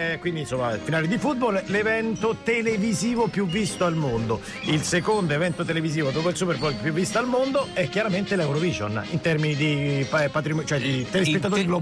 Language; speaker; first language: Italian; native; Italian